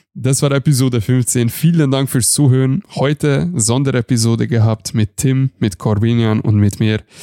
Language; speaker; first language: German; non-native, fluent; Hungarian